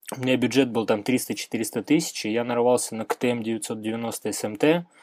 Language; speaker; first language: Russian; native; Russian